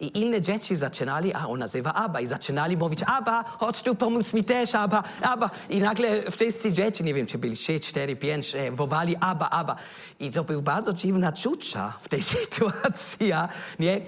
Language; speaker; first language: Polish; non-native, learner; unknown